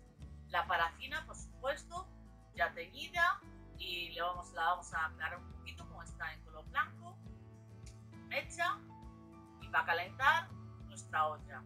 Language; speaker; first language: Spanish; native; Spanish